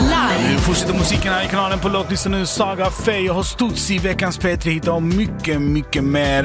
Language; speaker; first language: Swedish; native; Swedish